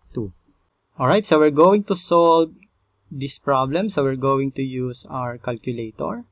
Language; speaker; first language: English; non-native, local second language; Filipino